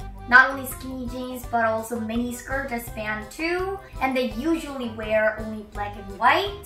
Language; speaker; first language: English; non-native, fluent; Korean